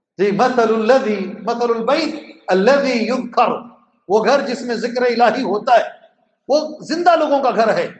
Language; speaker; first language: Urdu; native; Urdu